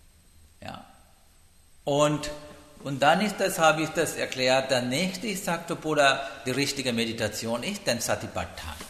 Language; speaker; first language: German; non-native, learner; Sinhala